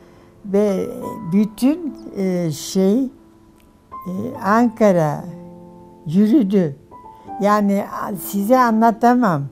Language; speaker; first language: Turkish; non-native, fluent; German